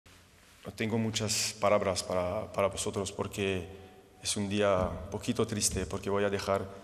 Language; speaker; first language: Spanish; non-native, fluent; French